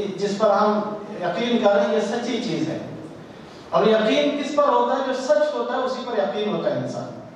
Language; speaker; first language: Urdu; native; Urdu